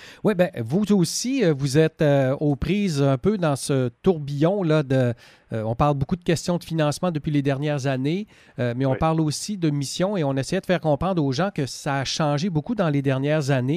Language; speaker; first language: French; native; French